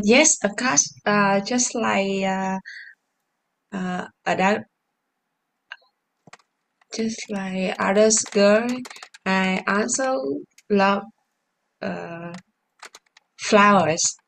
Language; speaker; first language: English; non-native, learner; Vietnamese